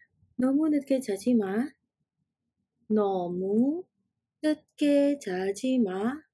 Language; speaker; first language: Korean; non-native, fluent; Indonesian